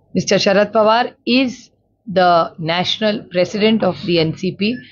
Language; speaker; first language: English; non-native, local second language; Marathi